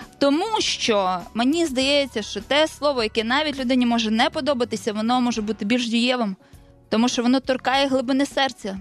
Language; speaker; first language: Ukrainian; native; Ukrainian